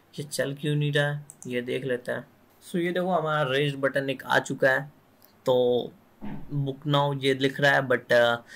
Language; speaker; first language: Hindi; native; Hindi